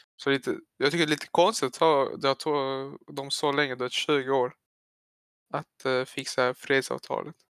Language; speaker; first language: Swedish; early bilingual, other home language; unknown